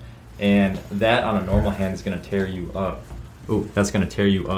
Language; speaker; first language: English; native; English